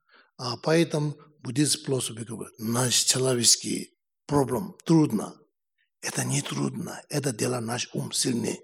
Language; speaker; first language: Russian; non-native, learner; Tibetan